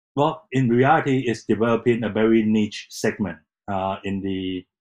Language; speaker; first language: English; non-native, fluent; Chinese